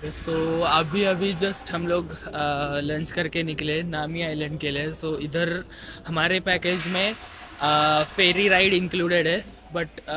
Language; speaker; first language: Hindi; non-native, local second language; Marathi